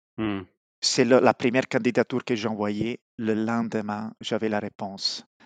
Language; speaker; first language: French; non-native, fluent; Italian